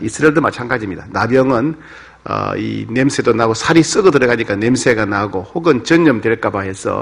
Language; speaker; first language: Korean; native; Korean